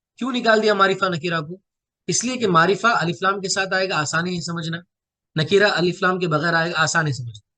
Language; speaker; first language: Urdu; native; Urdu